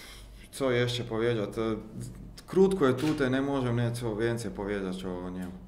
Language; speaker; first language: Polish; non-native, learner; Croatian